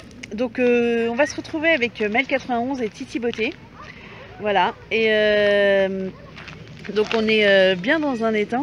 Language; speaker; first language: French; native; French